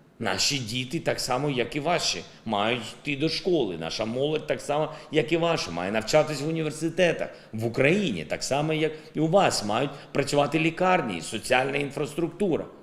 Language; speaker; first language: Ukrainian; non-native, local second language; Russian